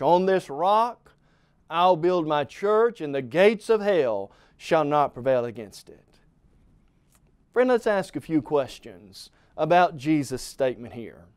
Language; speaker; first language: English; native; English